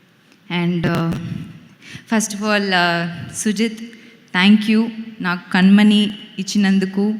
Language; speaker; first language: Telugu; non-native, local second language; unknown